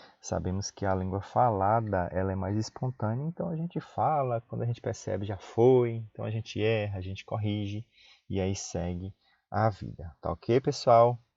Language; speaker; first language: Portuguese; native; Portuguese